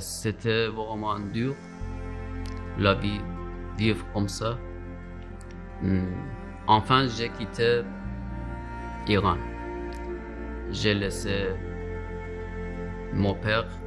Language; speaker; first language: French; non-native, learner; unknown